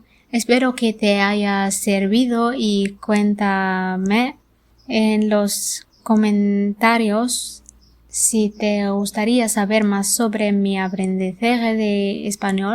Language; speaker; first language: Spanish; non-native, learner; Arabic